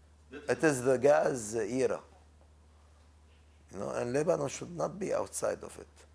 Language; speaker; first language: English; non-native, fluent; Arabic